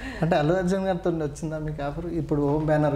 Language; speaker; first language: Telugu; native; Telugu